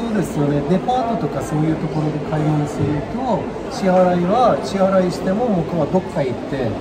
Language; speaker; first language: Japanese; non-native, fluent; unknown